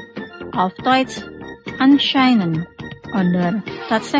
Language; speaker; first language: German; non-native, fluent; Indonesian